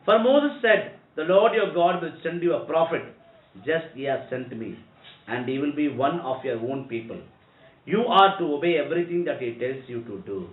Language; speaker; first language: English; non-native, local second language; Telugu